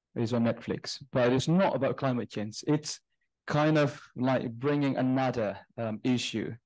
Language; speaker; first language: English; non-native, fluent; Indonesian